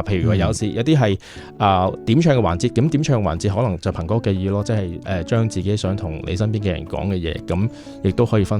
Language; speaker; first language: Cantonese; native; Cantonese